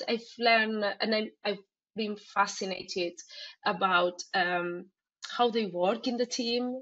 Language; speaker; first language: English; non-native, fluent; Spanish